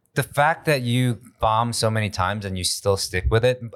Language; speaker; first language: English; native; English